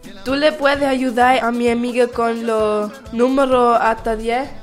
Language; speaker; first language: Spanish; non-native, learner; German